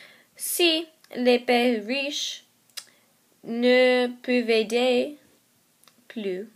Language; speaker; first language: French; non-native, learner; English